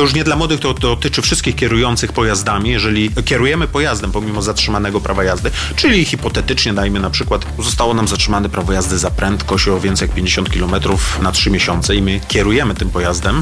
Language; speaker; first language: Polish; native; Polish